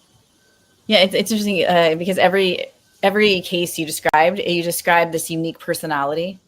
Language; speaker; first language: English; native; English